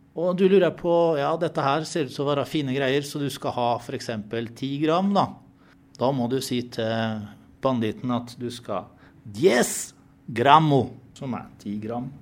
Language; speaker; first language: Norwegian; native; Norwegian